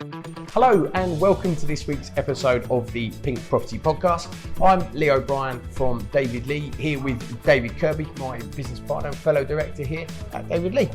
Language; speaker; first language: English; native; English